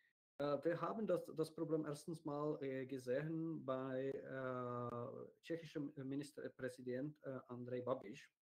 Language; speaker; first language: German; non-native, learner; Czech